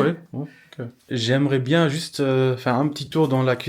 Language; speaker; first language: French; non-native, fluent; English